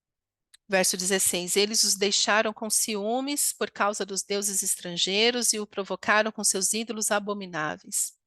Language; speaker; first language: Portuguese; native; Portuguese